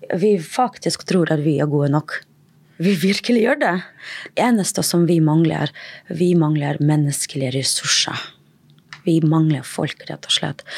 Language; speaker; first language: Norwegian; non-native, fluent; Russian